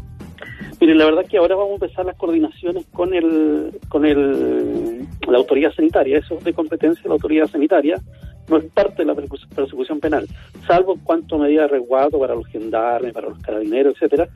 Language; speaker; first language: Spanish; native; Spanish